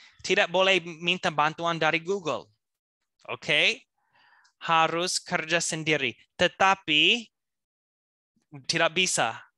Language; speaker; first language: Indonesian; non-native, fluent; English